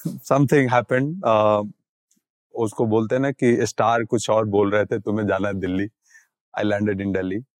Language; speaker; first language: English; non-native, local second language; Bhojpuri